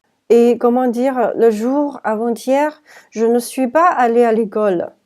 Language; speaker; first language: French; non-native, fluent; Chinese